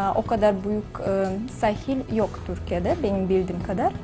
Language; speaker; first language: Turkish; non-native, learner; Russian